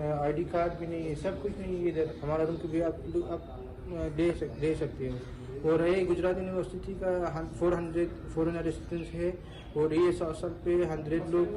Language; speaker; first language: Hindi; non-native, learner; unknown